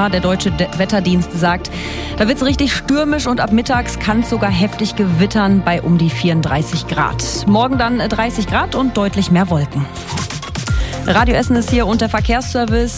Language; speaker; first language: German; native; German